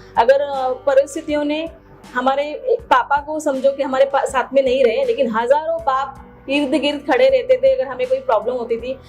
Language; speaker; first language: Hindi; non-native, local second language; Marathi